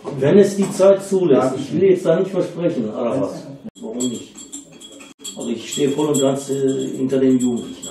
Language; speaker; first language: German; non-native, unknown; Turkish